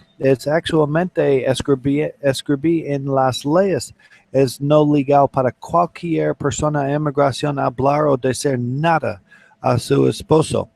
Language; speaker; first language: Spanish; non-native, learner; English